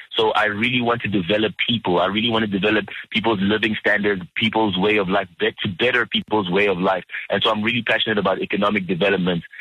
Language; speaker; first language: English; early bilingual, other home language; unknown